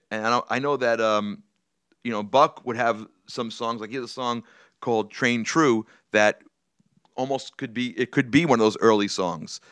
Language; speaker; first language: English; native; English